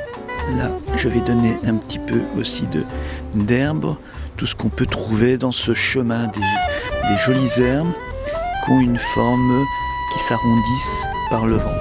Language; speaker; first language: French; native; French